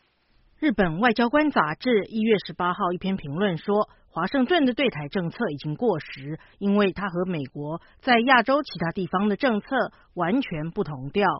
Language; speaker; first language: Chinese; native; Chinese